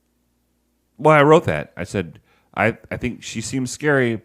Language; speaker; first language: English; native; English